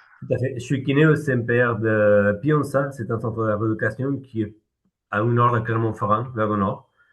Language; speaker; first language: French; non-native, fluent; Spanish